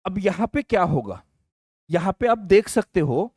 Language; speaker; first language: Hindi; non-native, local second language; Marathi